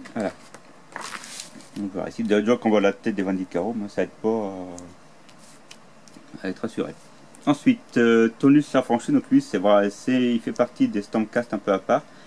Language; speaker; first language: French; native; French